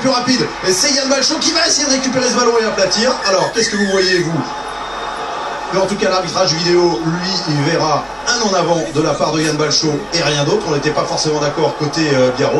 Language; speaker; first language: French; native; French